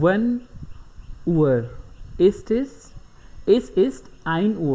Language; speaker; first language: German; non-native, fluent; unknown